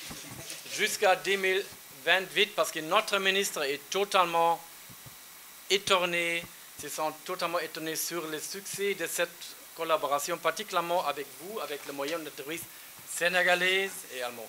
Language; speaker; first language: French; non-native, learner; German